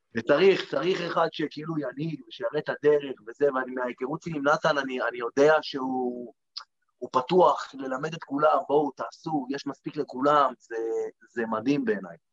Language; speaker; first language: Hebrew; native; Hebrew